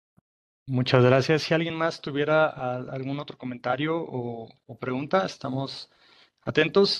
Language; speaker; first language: Spanish; native; Spanish